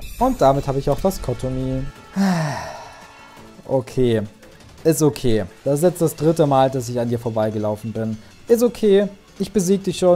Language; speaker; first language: German; native; German